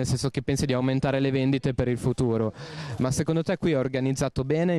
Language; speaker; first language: Italian; native; Italian